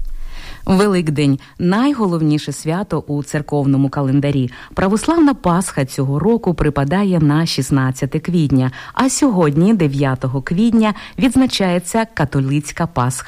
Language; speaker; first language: Ukrainian; native; Ukrainian